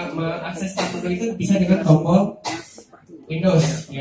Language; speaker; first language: Indonesian; native; Indonesian